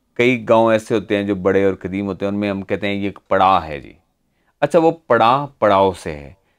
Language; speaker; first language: Urdu; native; Urdu